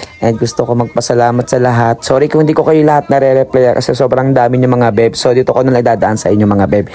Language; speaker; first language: Filipino; native; Filipino